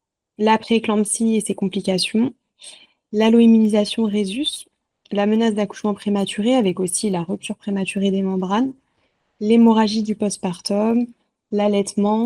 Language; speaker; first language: French; native; French